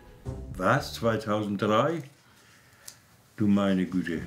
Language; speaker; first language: German; native; German